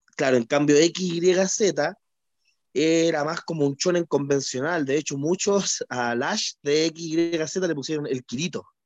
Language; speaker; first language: Spanish; native; Spanish